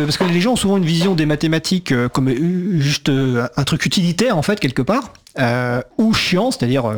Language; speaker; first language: French; native; French